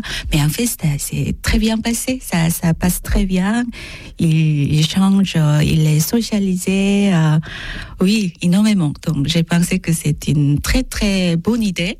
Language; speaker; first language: French; non-native, learner; Korean